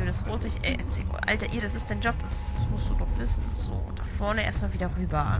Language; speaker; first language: German; native; German